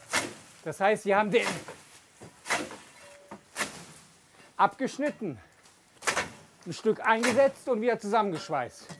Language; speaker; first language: German; native; German